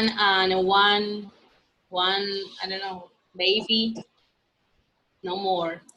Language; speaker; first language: English; non-native, learner; Spanish